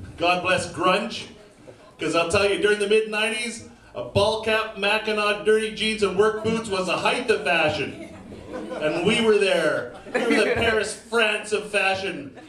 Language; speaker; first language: English; native; English